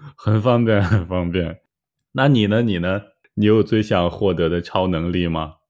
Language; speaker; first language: Chinese; native; Chinese